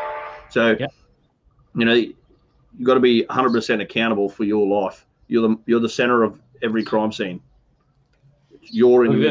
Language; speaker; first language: English; native; English